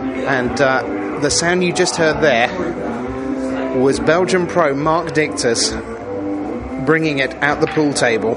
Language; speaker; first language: English; native; English